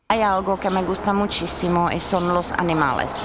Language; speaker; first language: Spanish; non-native, fluent; Czech